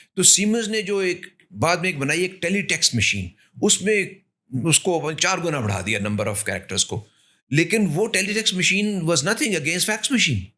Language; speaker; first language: Urdu; native; Urdu